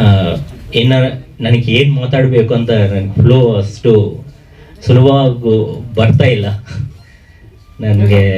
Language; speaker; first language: Kannada; non-native, fluent; Telugu